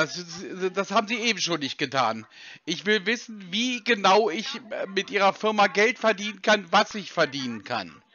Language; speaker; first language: German; native; German